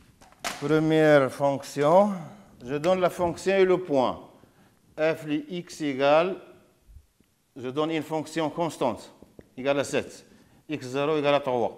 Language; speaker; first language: French; non-native, local second language; Arabic